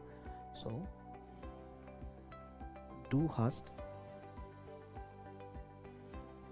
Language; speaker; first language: German; non-native, fluent; Hindi